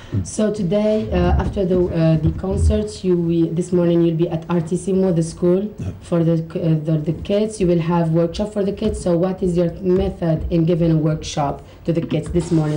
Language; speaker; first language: English; non-native, fluent; Arabic